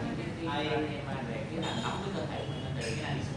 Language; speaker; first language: Vietnamese; native; Vietnamese